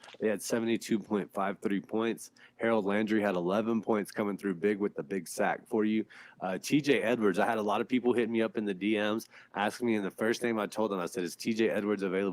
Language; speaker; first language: English; native; English